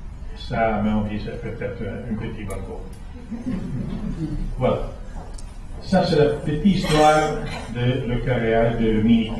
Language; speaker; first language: French; non-native, fluent; Italian